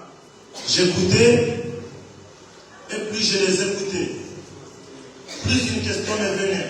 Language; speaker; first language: French; non-native, local second language; Comorian